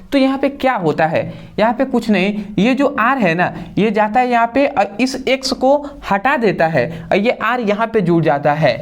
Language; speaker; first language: Hindi; native; Hindi